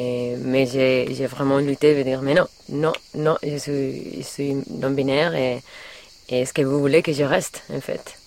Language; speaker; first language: French; non-native, learner; Catalan